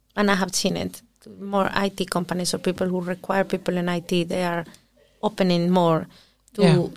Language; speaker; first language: English; early bilingual, other home language; Spanish